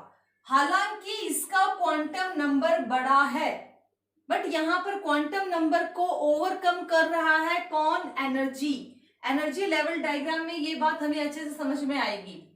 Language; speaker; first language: Hindi; native; Hindi